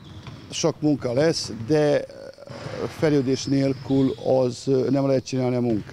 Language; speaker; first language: Hungarian; non-native, fluent; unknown